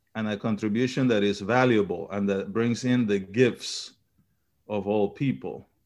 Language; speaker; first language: English; early bilingual, other home language; Spanish